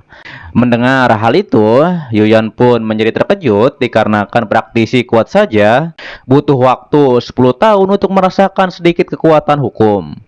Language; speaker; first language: Indonesian; native; Indonesian